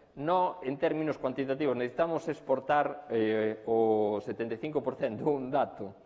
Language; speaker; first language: Spanish; non-native, local second language; Galician